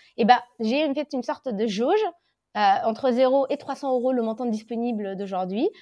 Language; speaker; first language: French; non-native, local second language; Arabic